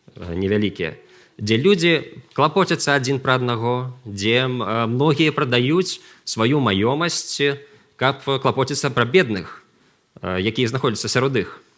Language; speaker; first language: Belarusian; non-native, local second language; Russian